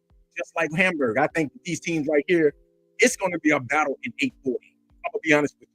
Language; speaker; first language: English; native; English